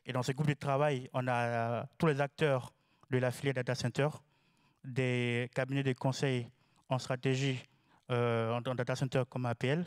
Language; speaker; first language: French; native; French